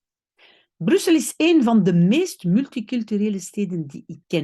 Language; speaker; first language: Dutch; non-native, local second language; French